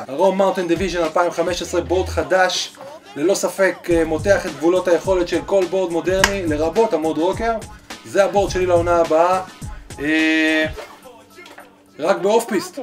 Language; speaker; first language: Hebrew; native; Hebrew